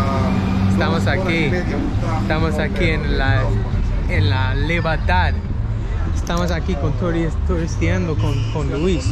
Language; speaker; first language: Spanish; non-native, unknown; English